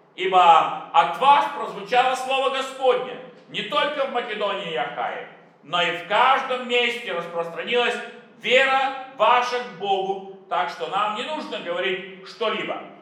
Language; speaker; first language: Russian; native; Russian